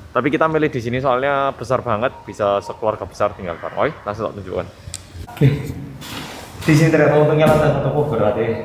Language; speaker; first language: Indonesian; native; Indonesian